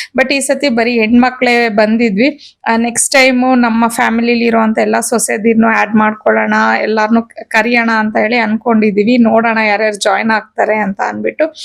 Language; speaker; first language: Kannada; non-native, local second language; Telugu